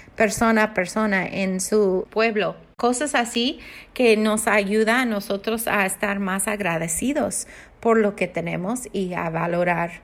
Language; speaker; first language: Spanish; non-native, fluent; English